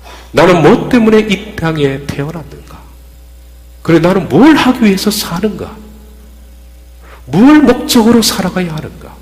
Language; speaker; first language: Korean; native; Korean